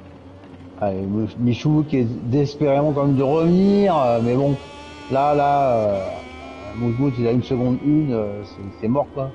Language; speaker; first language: French; native; French